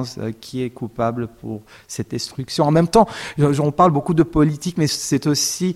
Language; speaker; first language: French; non-native, fluent; Armenian